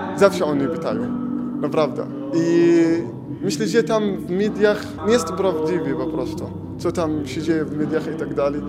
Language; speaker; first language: Polish; non-native, learner; Arabic